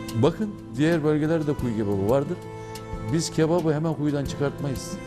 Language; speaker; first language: Turkish; native; Turkish